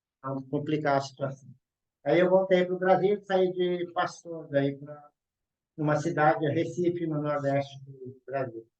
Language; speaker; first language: Portuguese; native; Portuguese